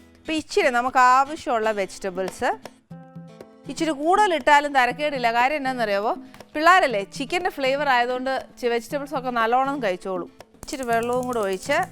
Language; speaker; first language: Malayalam; native; Malayalam